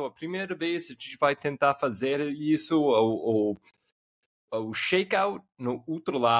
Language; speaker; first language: Portuguese; non-native, fluent; English